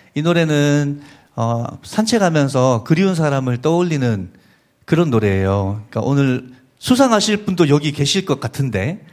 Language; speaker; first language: Korean; native; Korean